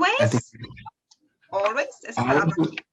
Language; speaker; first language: Portuguese; non-native, fluent; German